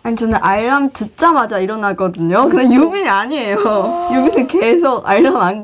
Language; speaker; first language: Korean; non-native, fluent; Chinese